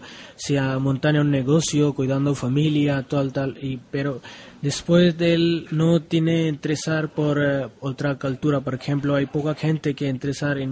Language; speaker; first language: Spanish; non-native, learner; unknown